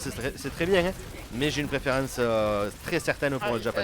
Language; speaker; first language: French; native; French